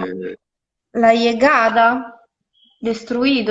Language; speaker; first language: Spanish; non-native, fluent; Italian